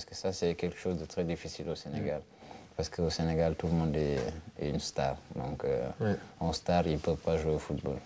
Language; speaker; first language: French; non-native, local second language; Wolof